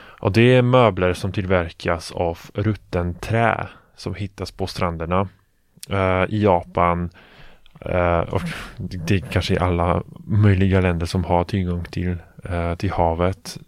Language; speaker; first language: Swedish; non-native, fluent; Polish